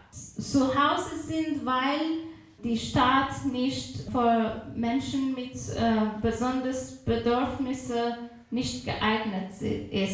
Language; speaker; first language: German; non-native, fluent; Persian